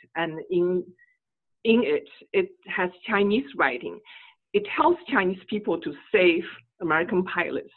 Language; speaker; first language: English; non-native, fluent; Chinese